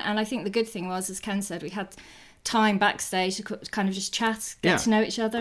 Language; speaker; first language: English; native; English